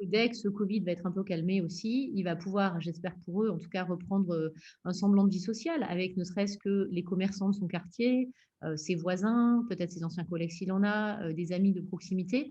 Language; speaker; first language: French; native; French